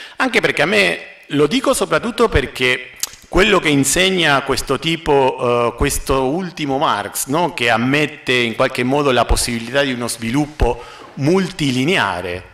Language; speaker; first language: Italian; non-native, fluent; Spanish